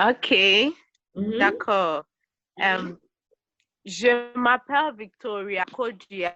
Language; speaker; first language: French; non-native, learner; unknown